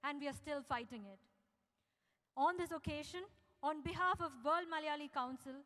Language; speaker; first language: English; non-native, local second language; Malayalam